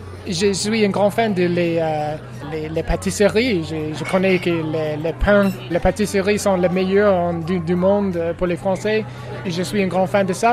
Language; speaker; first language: French; non-native, learner; English